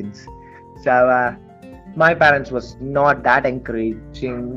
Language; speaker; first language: English; non-native, local second language; Telugu